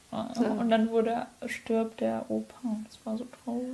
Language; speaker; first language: German; native; German